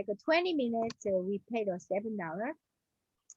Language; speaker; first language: English; non-native, learner; Korean